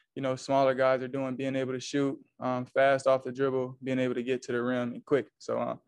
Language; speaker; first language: English; native; English